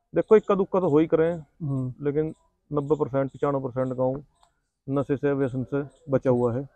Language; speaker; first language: Hindi; native; Hindi